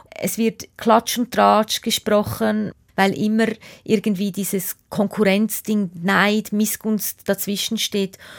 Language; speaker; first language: German; native; German